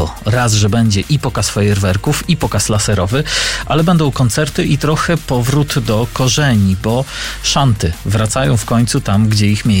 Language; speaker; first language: Polish; native; Polish